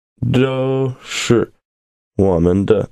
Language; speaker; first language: Chinese; non-native, learner; English